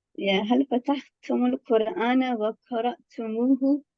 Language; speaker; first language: Arabic; non-native, learner; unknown